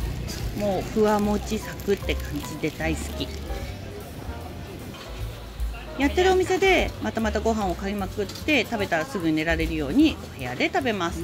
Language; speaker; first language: Japanese; native; Japanese